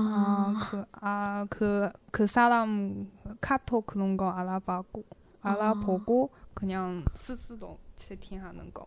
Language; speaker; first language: Korean; non-native, fluent; Chinese